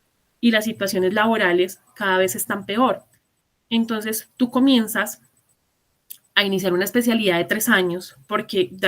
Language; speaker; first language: Spanish; native; Spanish